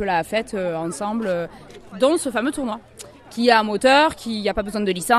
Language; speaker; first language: French; native; French